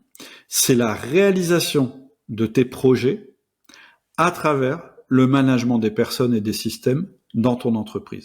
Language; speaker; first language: French; native; French